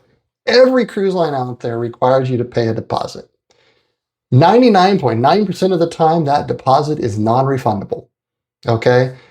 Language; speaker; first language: English; native; English